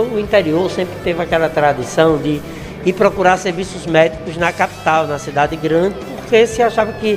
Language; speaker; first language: Portuguese; native; Portuguese